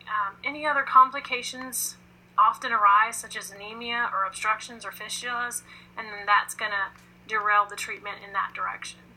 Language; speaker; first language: English; native; English